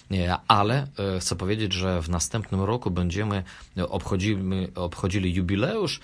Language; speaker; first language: Polish; non-native, fluent; Russian